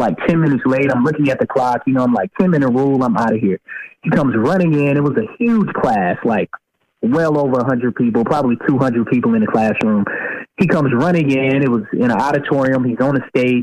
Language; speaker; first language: English; native; English